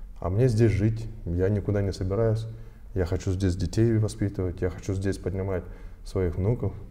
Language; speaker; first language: Russian; native; Russian